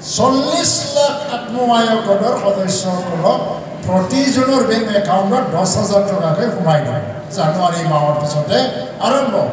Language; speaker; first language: Assamese; non-native, local second language; Bodo